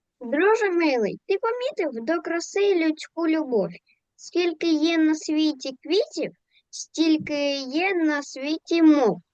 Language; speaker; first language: Ukrainian; native; Ukrainian